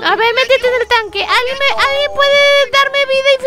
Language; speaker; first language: Spanish; native; Spanish